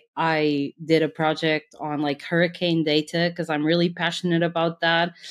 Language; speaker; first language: English; non-native, fluent; Portuguese